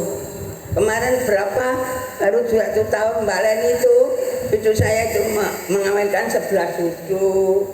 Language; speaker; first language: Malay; non-native, local second language; Javanese